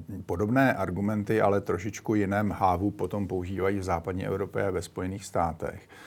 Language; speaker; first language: Czech; native; Czech